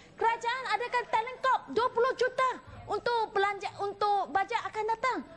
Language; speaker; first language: Malay; non-native, local second language; Cantonese